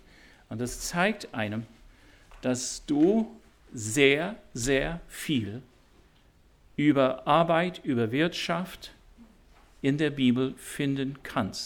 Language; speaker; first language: German; non-native, fluent; English